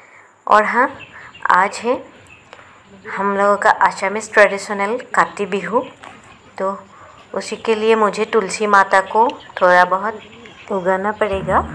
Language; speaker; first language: Hindi; non-native, local second language; Assamese